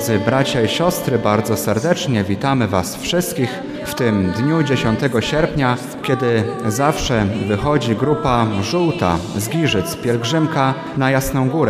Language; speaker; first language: Polish; native; Polish